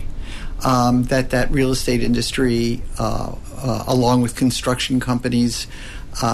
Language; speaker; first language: English; native; English